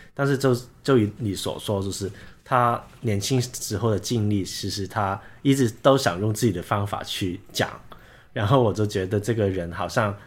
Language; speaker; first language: Chinese; non-native, local second language; Cantonese